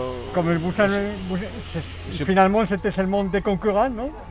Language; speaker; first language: French; non-native, fluent; Spanish